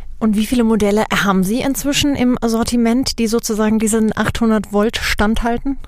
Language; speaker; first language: German; native; German